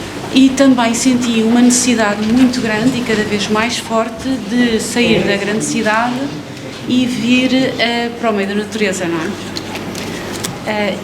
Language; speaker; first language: Portuguese; native; Portuguese